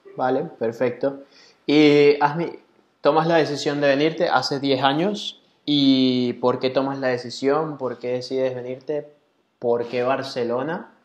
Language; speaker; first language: Spanish; native; Spanish